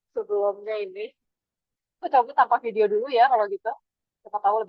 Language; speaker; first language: Indonesian; native; Indonesian